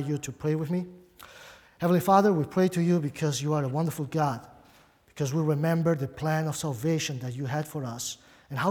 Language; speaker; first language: English; non-native, fluent; Portuguese